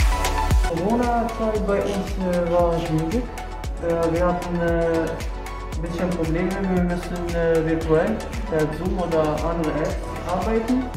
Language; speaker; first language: German; non-native, fluent; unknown